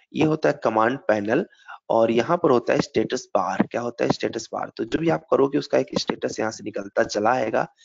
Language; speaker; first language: Hindi; native; Hindi